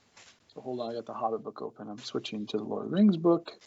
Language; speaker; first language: English; native; English